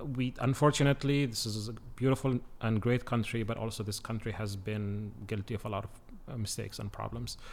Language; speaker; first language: English; non-native, fluent; Arabic